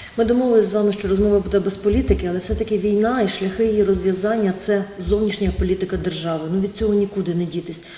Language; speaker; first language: Ukrainian; native; Ukrainian